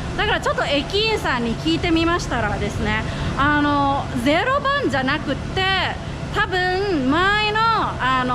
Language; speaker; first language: Japanese; non-native, fluent; Thai